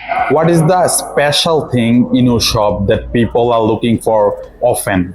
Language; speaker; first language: English; non-native, local second language; Bangla